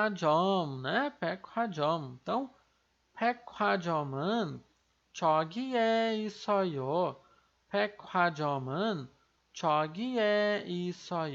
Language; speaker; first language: Korean; non-native, fluent; Portuguese